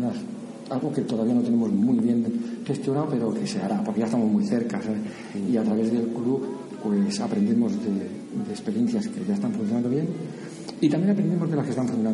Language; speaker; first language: Spanish; native; Spanish